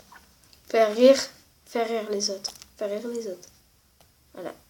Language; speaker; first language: French; native; French